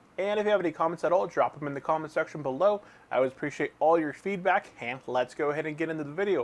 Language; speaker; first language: English; native; English